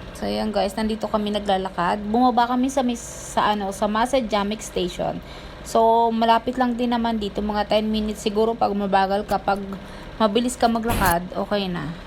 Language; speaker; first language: Filipino; native; Filipino